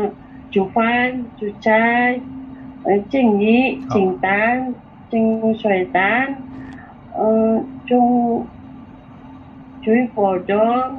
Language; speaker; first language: Cantonese; non-native, learner; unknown